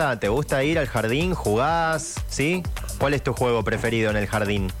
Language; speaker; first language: Spanish; native; Spanish